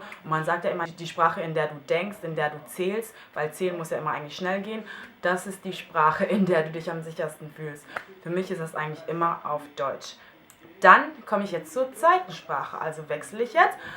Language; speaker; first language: German; early bilingual, other home language; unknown